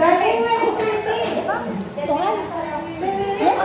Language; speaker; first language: English; non-native, learner; Filipino